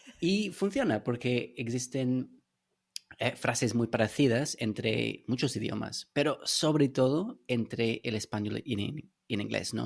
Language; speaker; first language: Spanish; non-native, fluent; English